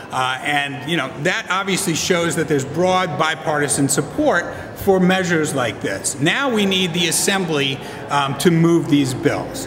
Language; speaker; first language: English; native; English